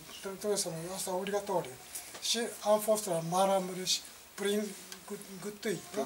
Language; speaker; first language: Romanian; non-native, learner; Japanese